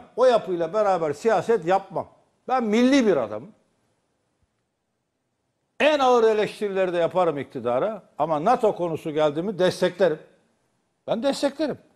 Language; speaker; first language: Turkish; native; Turkish